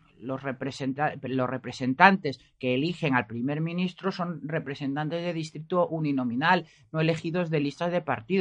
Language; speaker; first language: Spanish; native; Spanish